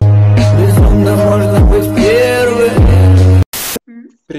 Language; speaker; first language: Russian; native; Russian